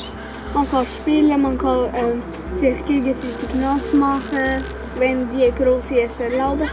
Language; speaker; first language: German; early bilingual, other home language; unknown